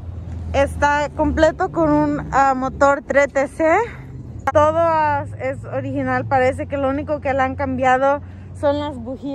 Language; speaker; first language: Spanish; early bilingual, heritage; Spanish